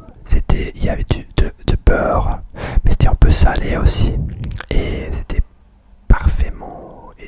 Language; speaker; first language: French; non-native, fluent; English